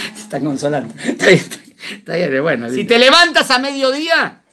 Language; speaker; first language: Spanish; native; Spanish